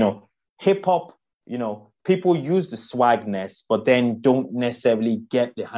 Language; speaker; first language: English; non-native, local second language; Yoruba